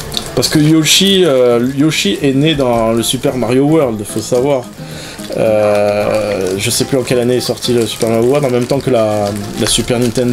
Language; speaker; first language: French; native; French